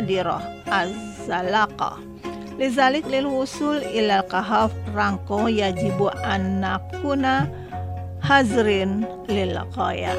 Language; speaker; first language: Arabic; non-native, fluent; Indonesian